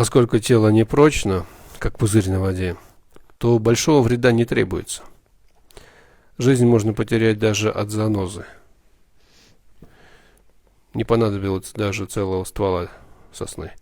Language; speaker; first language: Russian; native; Russian